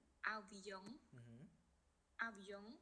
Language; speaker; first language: French; non-native, learner; Khmer